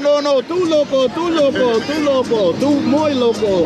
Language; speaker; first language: Spanish; non-native, learner; English